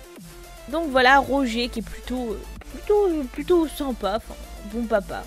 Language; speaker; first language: French; native; French